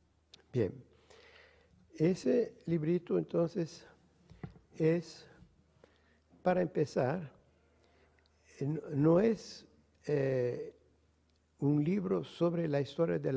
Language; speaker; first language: Spanish; non-native, fluent; Portuguese